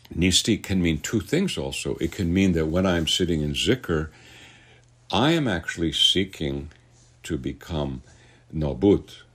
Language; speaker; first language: English; native; English